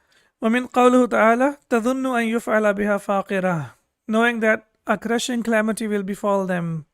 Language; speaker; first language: Arabic; non-native, fluent; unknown